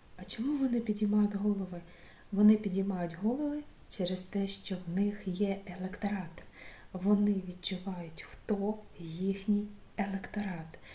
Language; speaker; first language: Ukrainian; non-native, local second language; Russian